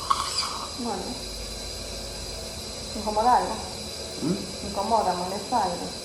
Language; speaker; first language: Spanish; native; Spanish